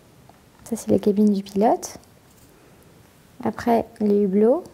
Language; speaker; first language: French; native; French